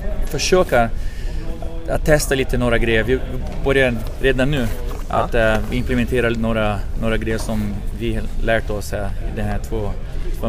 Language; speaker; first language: Swedish; non-native, fluent; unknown